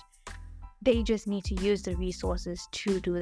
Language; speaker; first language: English; native; English